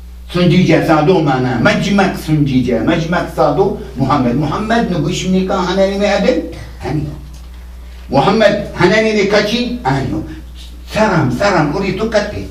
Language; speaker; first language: Korean; non-native, learner; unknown